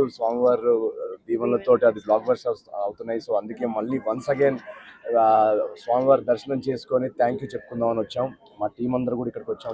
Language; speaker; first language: Telugu; native; Telugu